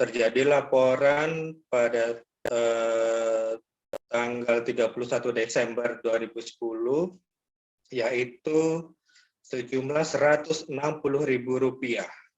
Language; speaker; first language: Indonesian; native; Indonesian